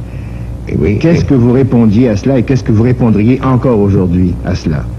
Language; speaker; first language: French; native; French